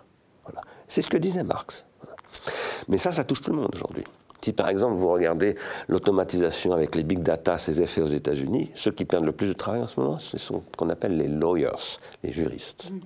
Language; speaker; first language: French; native; French